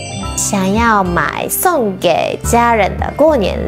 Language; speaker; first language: Chinese; non-native, fluent; Japanese